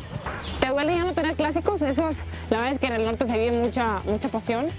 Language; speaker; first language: Spanish; native; Spanish